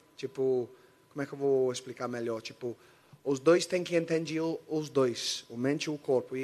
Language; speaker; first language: Portuguese; non-native, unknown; English